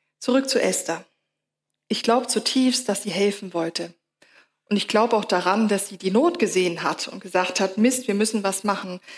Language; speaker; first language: German; native; German